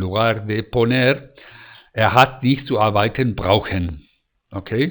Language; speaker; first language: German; non-native, fluent; Spanish